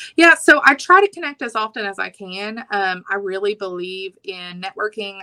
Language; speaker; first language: English; native; English